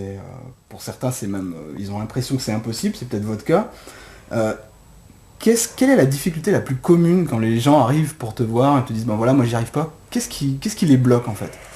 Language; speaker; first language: French; native; French